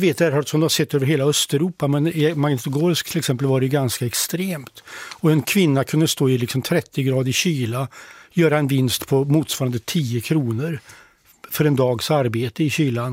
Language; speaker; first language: Swedish; native; Swedish